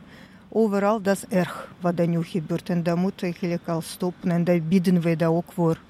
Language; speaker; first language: Dutch; non-native, learner; Russian